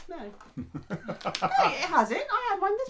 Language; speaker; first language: English; native; English